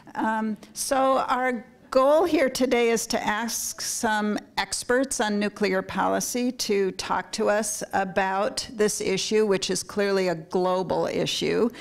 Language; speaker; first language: English; native; English